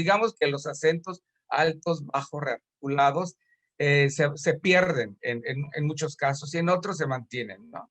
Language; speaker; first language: Spanish; native; Spanish